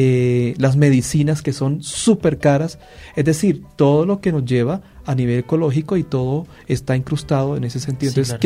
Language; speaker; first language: Spanish; native; Spanish